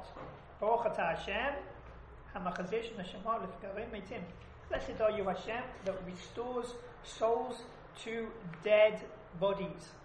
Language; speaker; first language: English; native; English